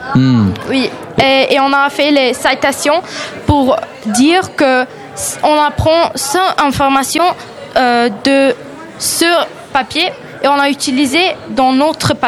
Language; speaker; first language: French; non-native, learner; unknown